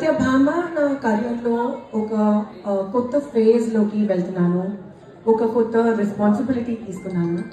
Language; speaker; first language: Telugu; non-native, learner; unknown